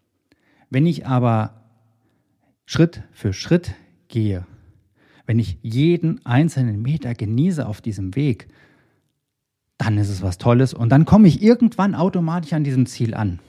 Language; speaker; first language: German; native; German